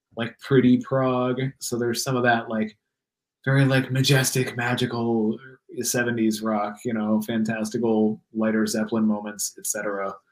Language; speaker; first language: English; native; English